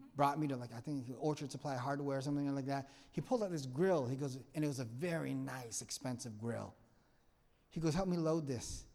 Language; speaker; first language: English; non-native, fluent; Vietnamese